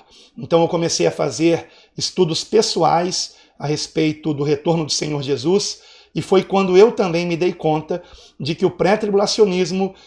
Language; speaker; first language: Portuguese; native; Portuguese